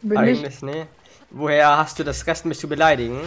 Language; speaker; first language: German; native; German